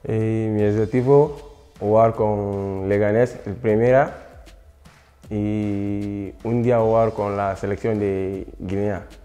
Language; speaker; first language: Spanish; non-native, learner; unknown